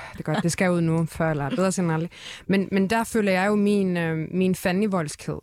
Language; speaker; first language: Danish; early bilingual, other home language; Kurdish